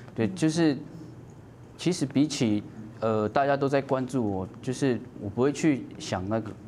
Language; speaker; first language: Chinese; non-native, local second language; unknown